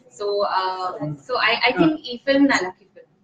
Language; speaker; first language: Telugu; non-native, learner; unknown